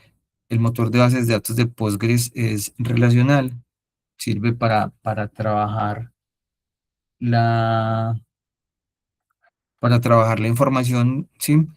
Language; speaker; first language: Spanish; native; Spanish